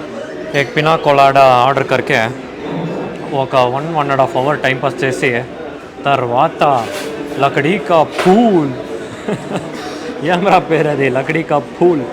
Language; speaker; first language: Telugu; non-native, learner; Kannada